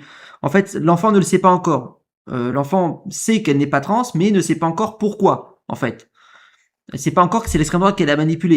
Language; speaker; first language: French; native; French